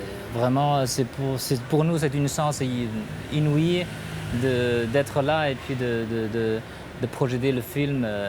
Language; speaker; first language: French; non-native, fluent; Chinese